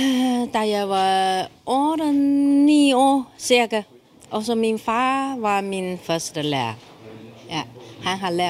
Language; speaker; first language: Danish; non-native, learner; Chinese